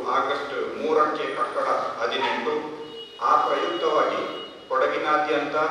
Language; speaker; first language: Kannada; non-native, local second language; Kodava